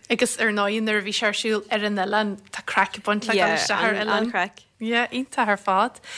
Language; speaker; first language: Irish; native; Irish